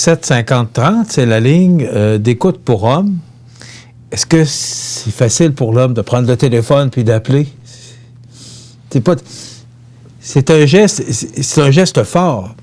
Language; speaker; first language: French; native; French